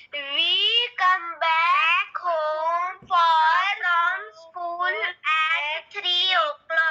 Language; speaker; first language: English; non-native, learner; Hindi